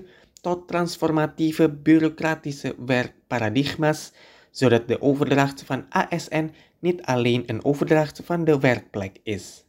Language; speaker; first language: Dutch; non-native, fluent; Indonesian